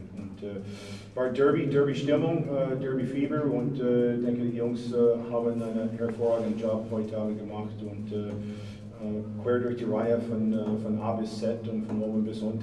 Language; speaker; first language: German; non-native, fluent; English